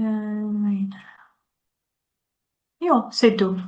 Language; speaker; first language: French; non-native, learner; Chinese